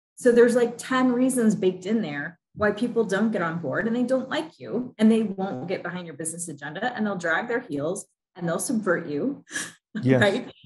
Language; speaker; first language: English; native; English